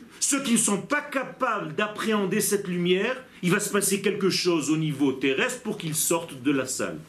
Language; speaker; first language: French; non-native, fluent; Hebrew